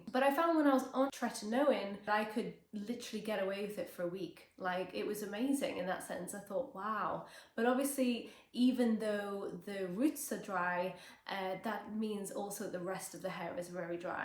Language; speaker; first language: English; native; English